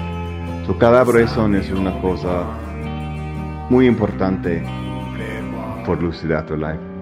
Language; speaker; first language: Spanish; non-native, learner; English